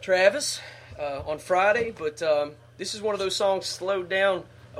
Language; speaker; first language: English; native; English